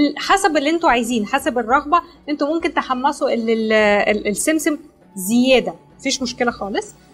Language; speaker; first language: Arabic; non-native, fluent; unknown